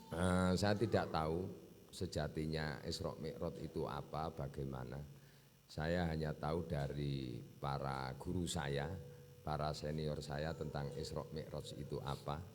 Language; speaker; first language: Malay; non-native, local second language; Javanese